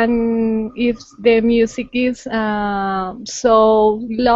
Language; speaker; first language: English; non-native, learner; Spanish